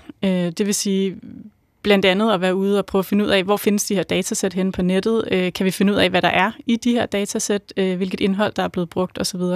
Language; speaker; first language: Danish; native; Danish